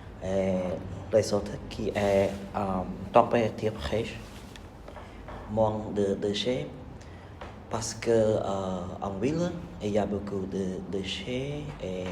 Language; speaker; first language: French; non-native, learner; Khmer